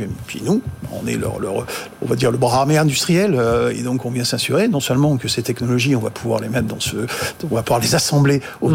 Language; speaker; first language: French; native; French